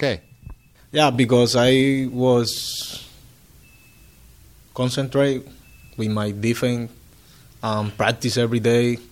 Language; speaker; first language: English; non-native, learner; Spanish